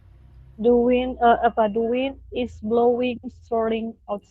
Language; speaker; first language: English; non-native, learner; Indonesian